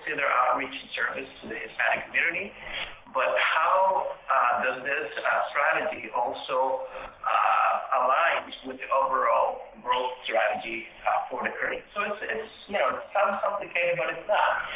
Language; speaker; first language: English; non-native, fluent; Spanish